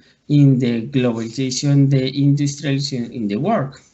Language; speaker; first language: English; non-native, learner; Spanish